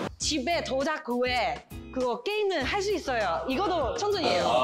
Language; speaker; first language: Korean; non-native, learner; Cantonese